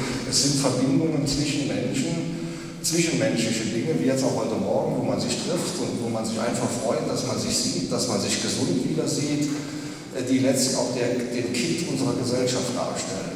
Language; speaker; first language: German; native; German